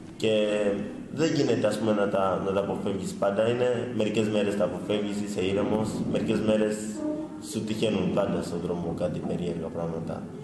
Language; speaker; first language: Greek; early bilingual, other home language; Swahili